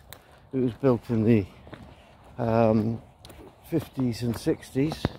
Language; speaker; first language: English; native; English